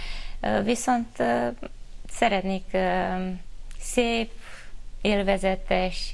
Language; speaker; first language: Hungarian; non-native, fluent; Romanian